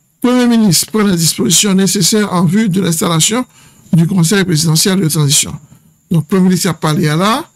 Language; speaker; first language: French; non-native, local second language; Haitian Creole